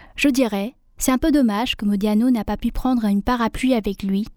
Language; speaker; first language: French; non-native, fluent; Vietnamese